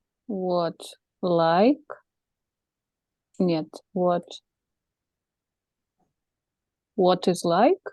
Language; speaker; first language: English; non-native, learner; Russian